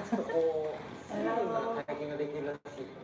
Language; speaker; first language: Japanese; native; Japanese